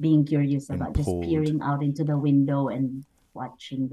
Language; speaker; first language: English; non-native, local second language; Bikol